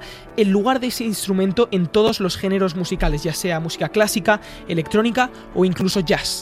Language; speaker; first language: Spanish; native; Spanish